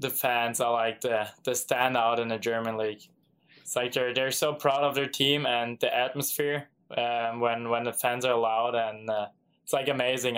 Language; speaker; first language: English; non-native, fluent; German